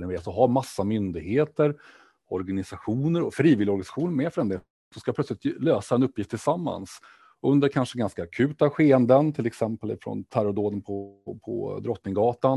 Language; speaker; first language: Swedish; native; Swedish